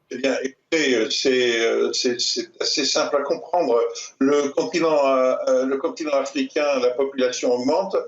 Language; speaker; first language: French; native; French